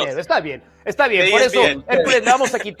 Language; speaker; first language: Spanish; native; Spanish